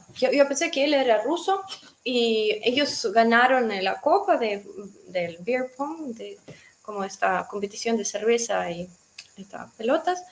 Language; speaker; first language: Spanish; non-native, fluent; Russian